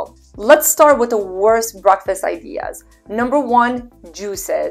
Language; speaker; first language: English; native; English